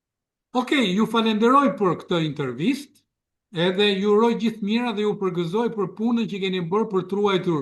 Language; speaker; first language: Albanian; native; Albanian